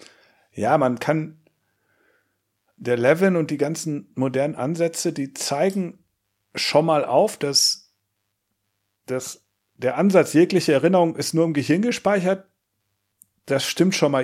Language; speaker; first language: German; native; German